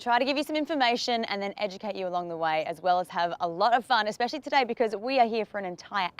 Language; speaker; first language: English; native; English